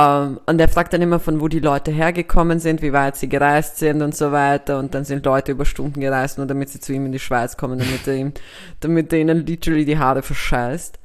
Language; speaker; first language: German; native; German